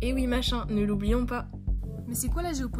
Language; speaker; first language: French; native; French